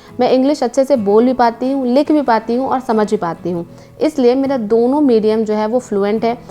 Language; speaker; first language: Hindi; native; Hindi